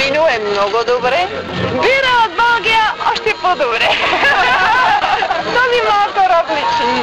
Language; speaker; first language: Bulgarian; non-native, learner; Dutch